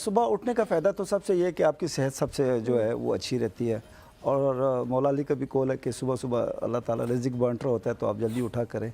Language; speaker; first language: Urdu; non-native, local second language; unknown